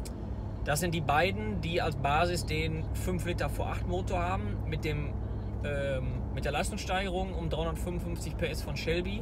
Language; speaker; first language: German; native; German